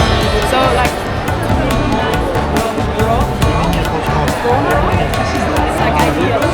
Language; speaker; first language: English; non-native, fluent; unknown